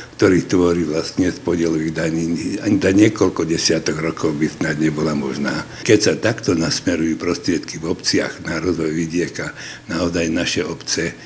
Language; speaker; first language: Slovak; native; Slovak